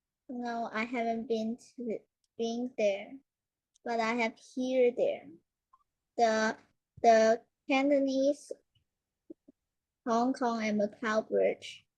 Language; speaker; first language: English; non-native, learner; Chinese